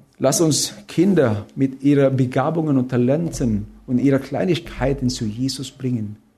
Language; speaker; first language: German; non-native, fluent; Filipino